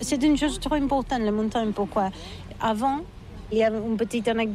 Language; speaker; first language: French; non-native, learner; Catalan